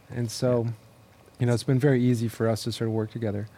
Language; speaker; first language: English; native; English